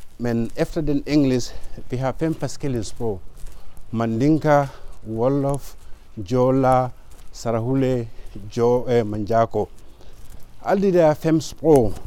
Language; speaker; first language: Danish; non-native, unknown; Mandingo